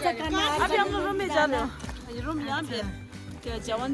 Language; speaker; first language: Hindi; non-native, learner; Tibetan